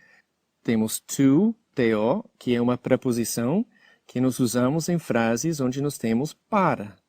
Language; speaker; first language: Portuguese; non-native, fluent; English